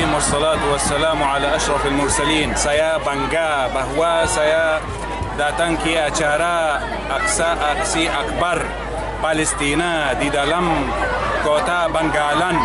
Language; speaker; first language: Indonesian; non-native, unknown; Arabic